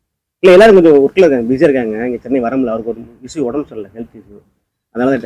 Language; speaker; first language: Tamil; native; Tamil